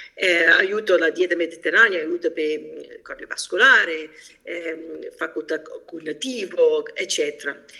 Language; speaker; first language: Italian; early bilingual, heritage; Italian